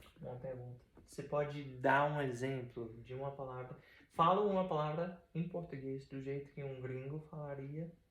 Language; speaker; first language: Portuguese; non-native, fluent; English